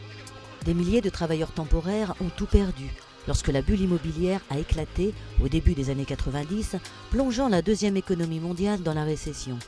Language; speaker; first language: French; native; French